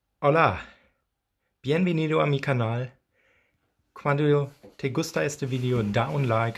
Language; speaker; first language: Spanish; non-native, learner; German